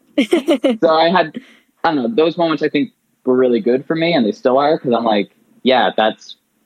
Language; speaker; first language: English; native; English